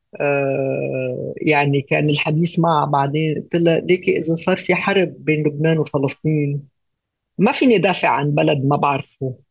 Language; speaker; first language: Arabic; native; Arabic